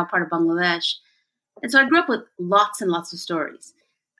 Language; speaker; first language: English; early bilingual, other home language; Bangla